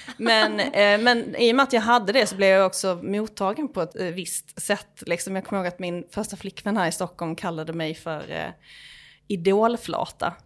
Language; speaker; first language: Swedish; native; Swedish